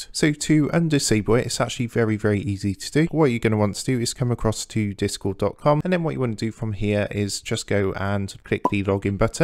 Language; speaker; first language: English; native; English